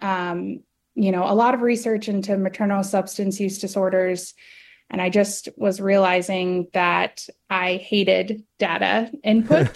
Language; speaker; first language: English; native; English